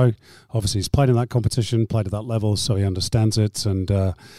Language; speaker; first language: English; native; English